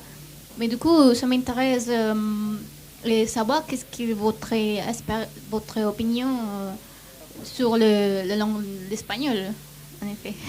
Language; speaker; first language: French; non-native, fluent; Spanish